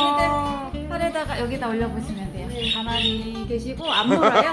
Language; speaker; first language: Korean; native; Korean